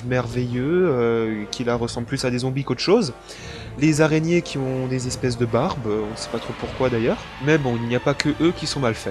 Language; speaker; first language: French; native; French